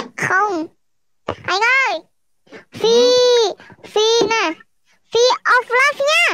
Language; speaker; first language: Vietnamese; non-native, learner; Indonesian